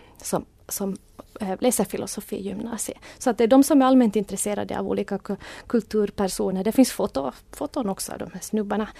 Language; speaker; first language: Swedish; native; Swedish